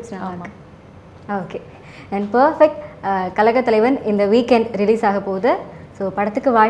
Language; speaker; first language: Tamil; native; Tamil